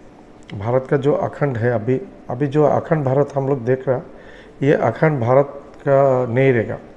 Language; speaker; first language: Hindi; non-native, learner; Bangla